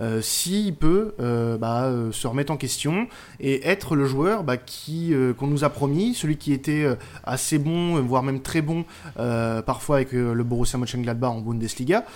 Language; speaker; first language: French; native; French